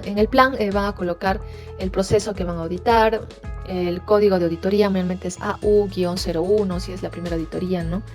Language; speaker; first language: Spanish; native; Spanish